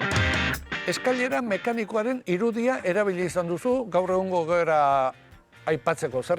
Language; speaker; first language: Basque; native; Basque